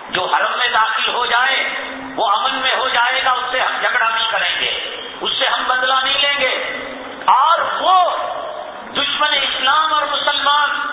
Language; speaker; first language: Urdu; native; Urdu